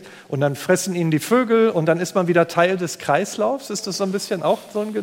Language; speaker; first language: German; native; German